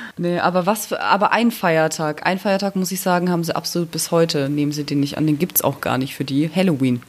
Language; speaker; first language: German; early bilingual, other home language; Russian